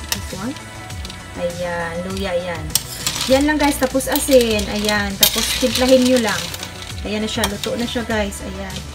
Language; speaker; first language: Filipino; native; Filipino